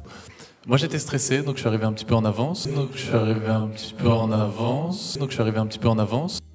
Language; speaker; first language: French; native; French